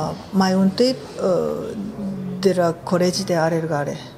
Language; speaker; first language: Romanian; non-native, learner; Japanese